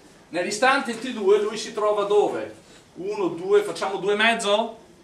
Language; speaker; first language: Italian; non-native, fluent; English